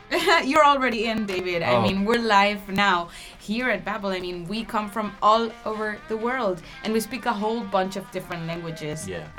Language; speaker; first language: English; non-native, fluent; Spanish